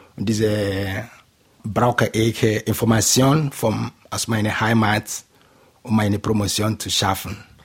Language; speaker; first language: German; non-native, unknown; Igbo